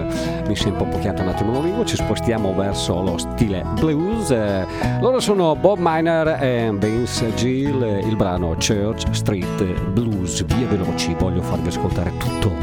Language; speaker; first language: Italian; native; Italian